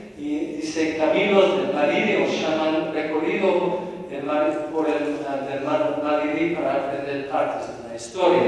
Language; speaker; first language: Spanish; non-native, fluent; English